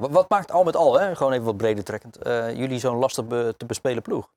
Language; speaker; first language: Dutch; native; Dutch